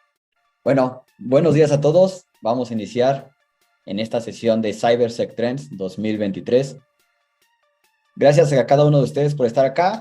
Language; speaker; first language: Spanish; native; Spanish